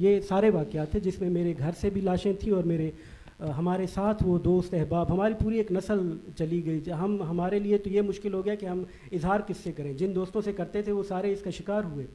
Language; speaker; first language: Urdu; non-native, local second language; Baluchi